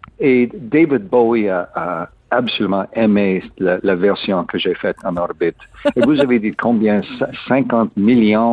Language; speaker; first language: French; non-native, learner; English